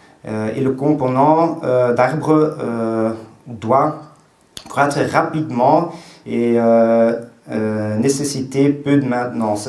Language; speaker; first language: French; non-native, local second language; Dutch